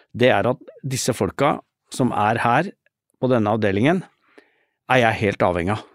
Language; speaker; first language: Norwegian; native; Norwegian